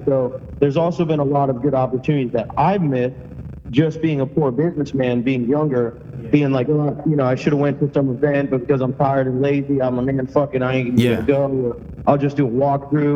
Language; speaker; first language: English; native; English